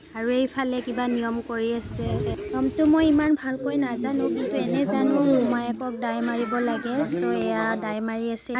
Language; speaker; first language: Assamese; non-native, local second language; Bodo